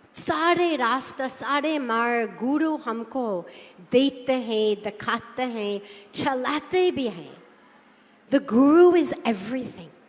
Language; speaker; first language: Hindi; non-native, fluent; English